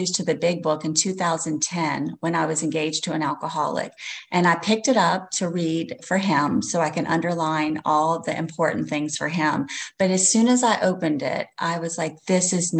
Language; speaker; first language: English; native; English